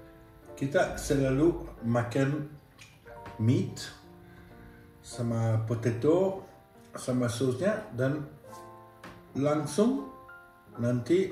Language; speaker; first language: Indonesian; non-native, learner; French